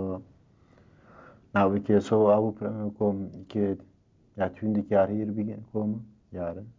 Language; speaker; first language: Dutch; non-native, learner; Turkish